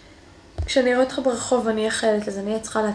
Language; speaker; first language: Hebrew; native; Hebrew